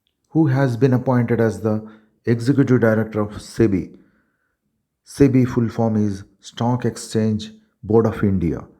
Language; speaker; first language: English; non-native, local second language; Telugu